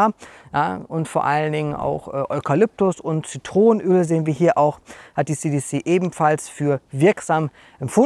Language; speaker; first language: German; native; German